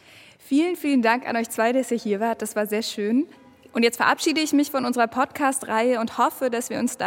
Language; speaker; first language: German; native; German